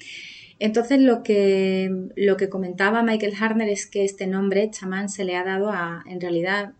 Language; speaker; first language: Spanish; native; Spanish